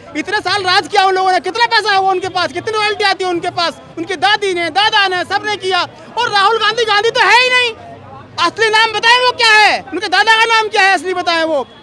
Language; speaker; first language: Hindi; native; Hindi